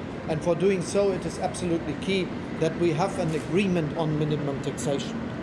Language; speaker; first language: English; non-native, fluent; German